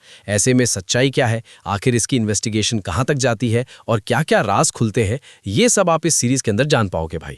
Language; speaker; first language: Hindi; native; Hindi